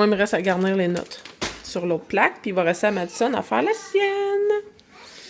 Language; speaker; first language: French; native; French